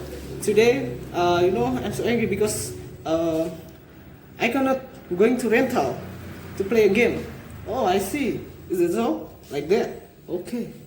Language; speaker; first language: English; non-native, learner; Indonesian